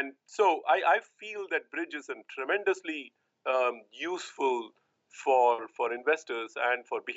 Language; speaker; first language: English; non-native, local second language; Tamil